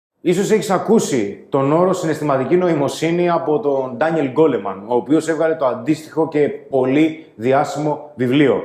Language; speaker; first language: Greek; native; Greek